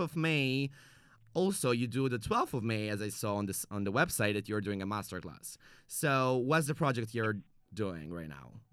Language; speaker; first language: English; non-native, fluent; Italian